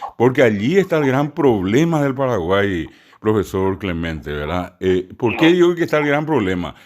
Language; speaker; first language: Spanish; non-native, local second language; Guarani